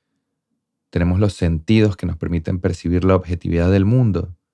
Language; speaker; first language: Spanish; native; Spanish